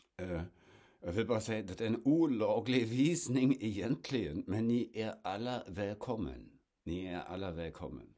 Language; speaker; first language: Swedish; non-native, fluent; German